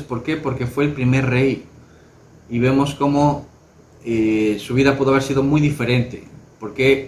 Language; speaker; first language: Spanish; native; Spanish